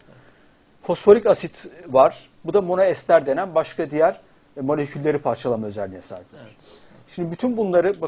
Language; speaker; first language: Turkish; native; Turkish